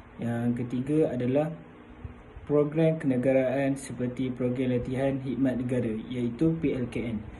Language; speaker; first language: Malay; native; Malay